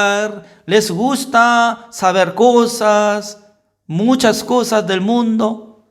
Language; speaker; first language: Spanish; non-native, fluent; Korean